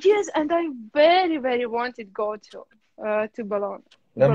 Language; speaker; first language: English; non-native, learner; Russian